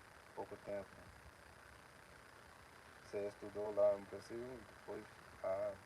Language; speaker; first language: Portuguese; non-native, fluent; English